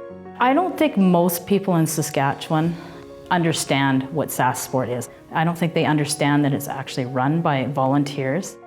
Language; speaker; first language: English; native; English